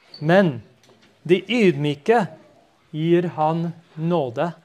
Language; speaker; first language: Norwegian; non-native, fluent; English